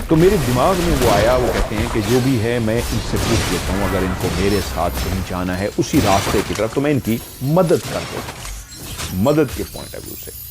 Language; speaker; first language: Urdu; non-native, local second language; Punjabi